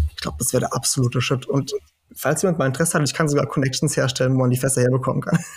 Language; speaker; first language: German; early bilingual, heritage; German